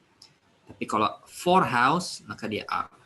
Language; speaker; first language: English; non-native, fluent; Indonesian